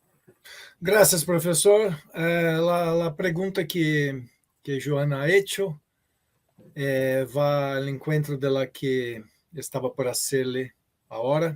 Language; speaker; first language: Spanish; non-native, learner; Portuguese